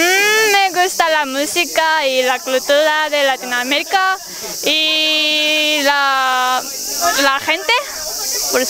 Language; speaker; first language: Spanish; non-native, learner; Japanese